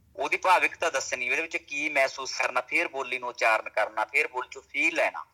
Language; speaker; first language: Punjabi; native; Punjabi